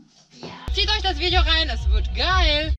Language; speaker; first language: German; native; German